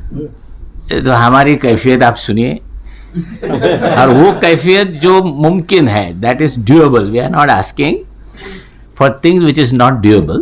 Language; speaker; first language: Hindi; native; Hindi